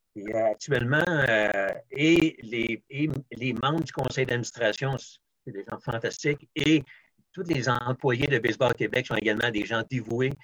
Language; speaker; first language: French; native; French